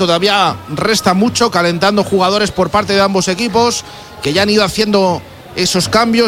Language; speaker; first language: Spanish; native; Spanish